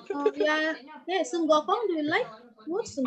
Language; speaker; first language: English; non-native, learner; Indonesian